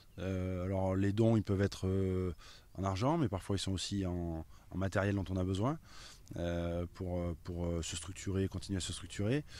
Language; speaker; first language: French; native; French